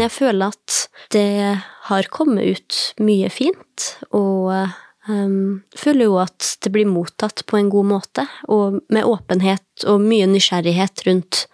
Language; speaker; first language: Norwegian; native; Norwegian